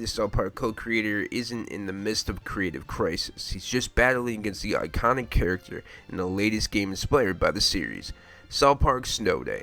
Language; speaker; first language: English; native; English